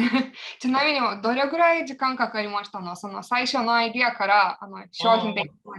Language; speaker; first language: Japanese; non-native, fluent; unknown